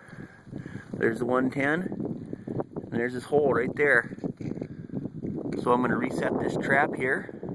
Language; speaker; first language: English; native; English